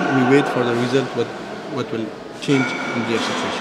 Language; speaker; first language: English; non-native, fluent; Persian